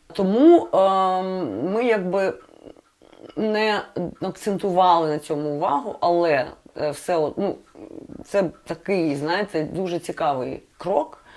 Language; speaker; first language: Ukrainian; non-native, local second language; Russian